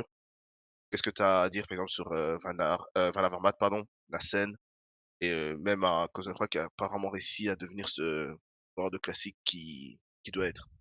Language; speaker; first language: French; native; French